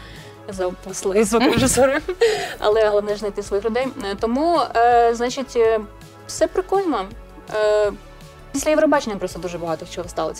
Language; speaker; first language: Ukrainian; native; Ukrainian